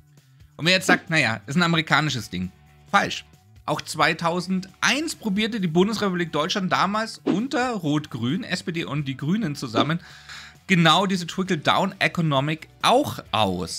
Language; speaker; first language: German; native; German